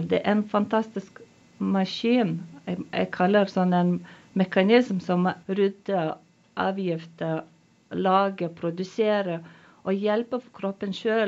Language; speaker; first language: Swedish; non-native, learner; Lithuanian